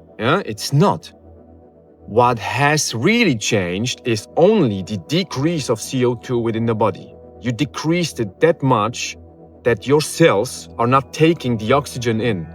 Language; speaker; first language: English; non-native, fluent; Polish